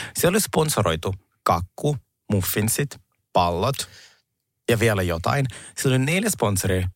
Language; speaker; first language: Finnish; non-native, fluent; Russian